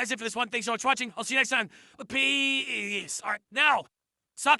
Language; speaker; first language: English; native; English